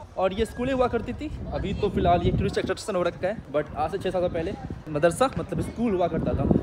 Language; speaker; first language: Hindi; native; Hindi